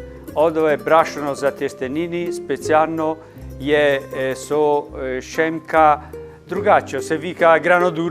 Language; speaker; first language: Macedonian; non-native, learner; Italian